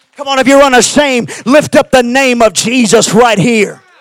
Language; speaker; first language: English; native; English